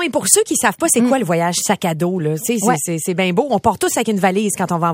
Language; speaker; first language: French; native; French